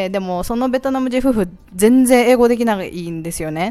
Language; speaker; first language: Japanese; native; Japanese